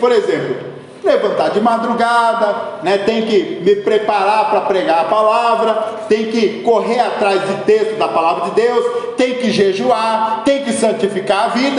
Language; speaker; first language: Portuguese; native; Portuguese